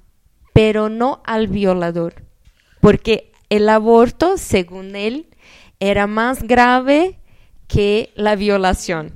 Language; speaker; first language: Spanish; non-native, fluent; Portuguese